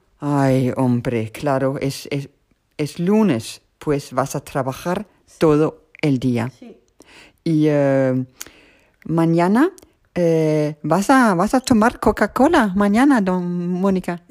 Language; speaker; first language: Spanish; non-native, learner; Danish